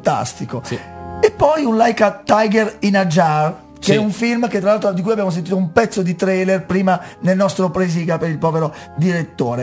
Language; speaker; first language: Italian; native; Italian